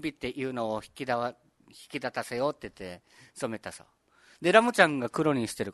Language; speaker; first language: Japanese; native; Japanese